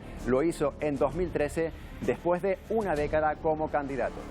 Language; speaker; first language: Spanish; native; Spanish